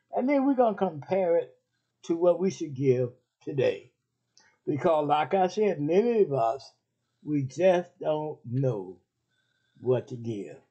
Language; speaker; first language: English; native; English